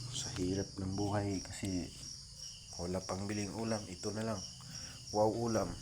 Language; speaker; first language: Filipino; non-native, local second language; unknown